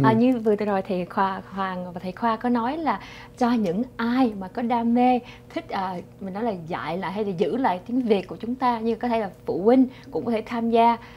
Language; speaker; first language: Vietnamese; early bilingual, heritage; Vietnamese